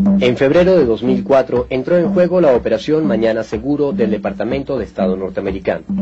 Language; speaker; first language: Spanish; native; Spanish